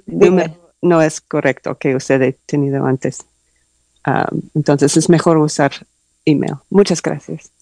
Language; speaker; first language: Spanish; non-native, learner; English